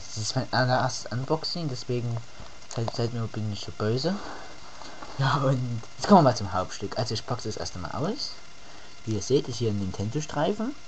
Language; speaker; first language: German; native; German